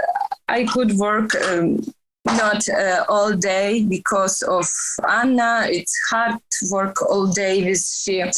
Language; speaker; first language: English; non-native, learner; Ukrainian